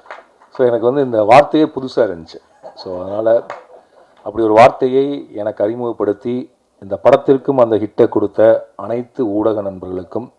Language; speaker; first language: Tamil; native; Tamil